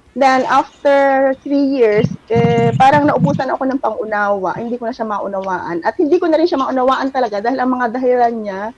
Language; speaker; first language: Filipino; native; Filipino